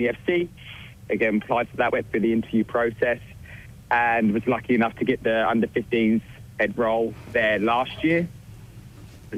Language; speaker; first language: English; native; English